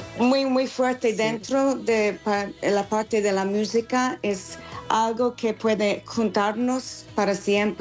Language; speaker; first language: Spanish; non-native, fluent; English